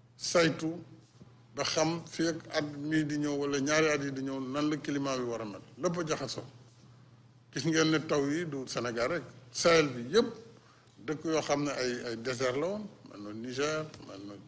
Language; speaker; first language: Wolof; non-native, local second language; Fula